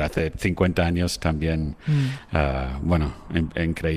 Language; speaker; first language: Spanish; non-native, fluent; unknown